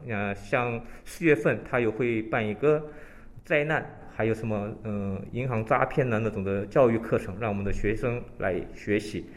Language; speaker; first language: Chinese; early bilingual, heritage; Chinese